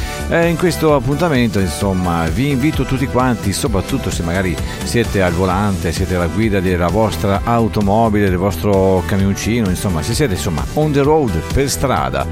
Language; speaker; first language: Italian; native; Italian